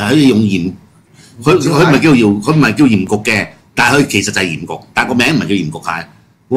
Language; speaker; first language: Cantonese; native; Cantonese